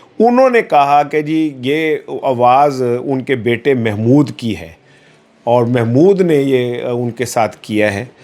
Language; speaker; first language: Urdu; non-native, local second language; Punjabi